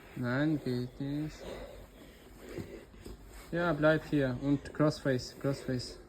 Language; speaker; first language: German; non-native, learner; Ukrainian